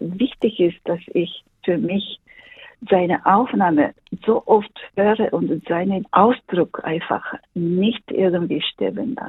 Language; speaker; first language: German; non-native, fluent; Japanese